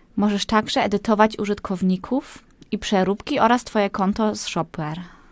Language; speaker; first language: Polish; early bilingual, heritage; Polish